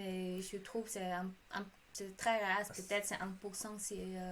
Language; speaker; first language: French; non-native, learner; Khmer